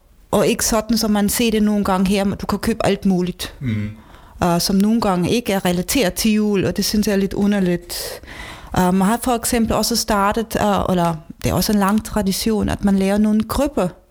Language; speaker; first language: Danish; non-native, fluent; German